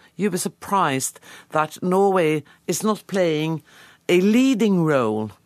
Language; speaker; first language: English; non-native, fluent; Norwegian